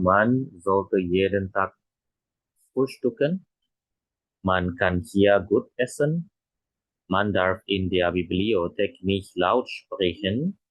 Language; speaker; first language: German; non-native, fluent; Indonesian